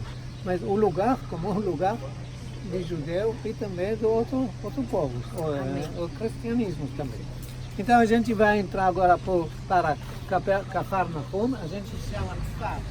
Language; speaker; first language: Portuguese; non-native, fluent; Hebrew